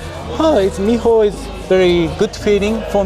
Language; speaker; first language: English; non-native, learner; Japanese